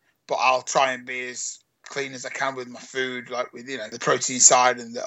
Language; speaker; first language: English; native; English